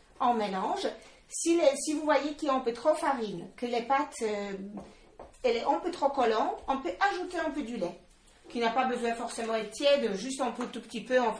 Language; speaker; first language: French; non-native, fluent; Polish